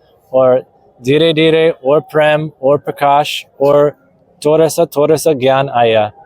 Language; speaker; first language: Hindi; non-native, learner; English